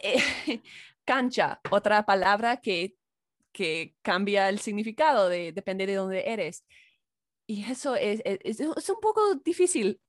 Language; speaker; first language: Spanish; non-native, fluent; English